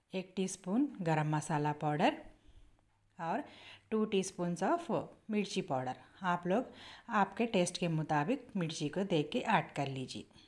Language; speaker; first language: Hindi; native; Hindi